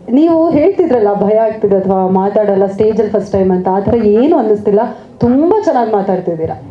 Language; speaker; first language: Kannada; native; Kannada